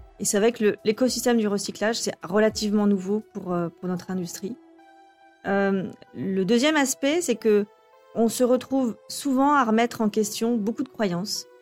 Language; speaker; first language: French; native; French